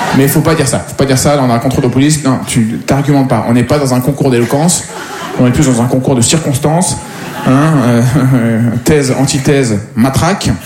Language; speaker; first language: French; native; French